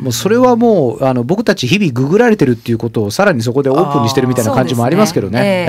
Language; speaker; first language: Japanese; native; Japanese